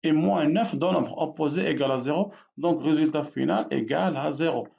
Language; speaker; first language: French; non-native, local second language; Arabic